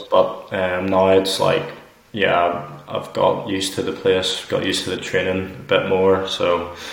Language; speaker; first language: English; native; English